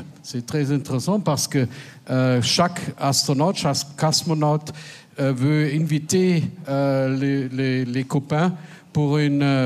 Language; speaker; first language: French; non-native, learner; German